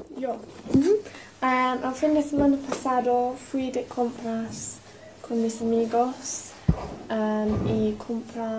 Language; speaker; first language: Spanish; non-native, learner; English